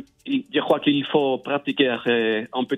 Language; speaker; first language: French; non-native, learner; Spanish